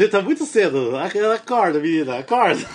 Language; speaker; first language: Portuguese; native; Portuguese